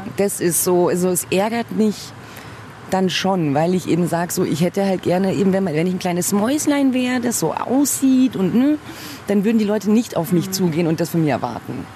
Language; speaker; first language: German; early bilingual, other home language; Portuguese